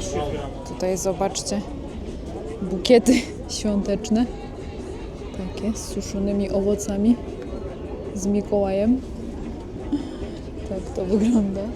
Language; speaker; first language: Polish; native; Polish